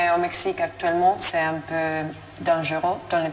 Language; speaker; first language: French; non-native, learner; Spanish